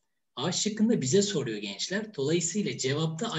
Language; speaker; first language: Turkish; native; Turkish